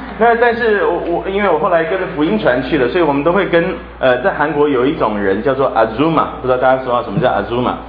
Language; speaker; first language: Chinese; native; Chinese